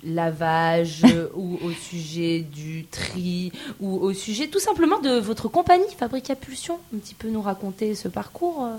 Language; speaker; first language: French; native; French